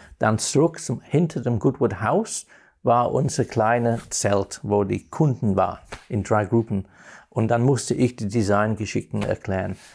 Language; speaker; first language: German; non-native, fluent; English